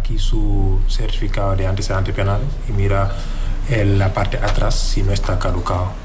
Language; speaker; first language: Spanish; non-native, fluent; Wolof